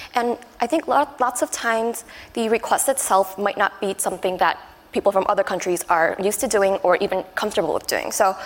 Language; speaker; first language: English; non-native, fluent; Chinese